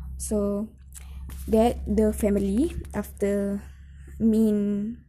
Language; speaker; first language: English; non-native, local second language; Malay